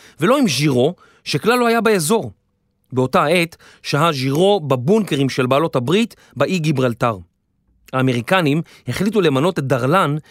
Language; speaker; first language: Hebrew; native; Hebrew